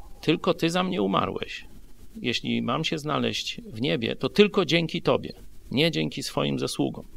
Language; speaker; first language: Polish; native; Polish